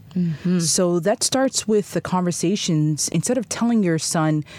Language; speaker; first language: English; native; English